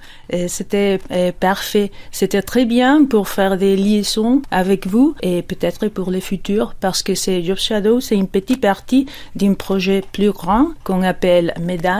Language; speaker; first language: French; non-native, fluent; Spanish